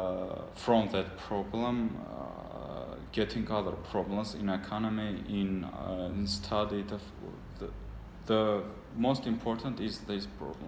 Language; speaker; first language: English; non-native, learner; Armenian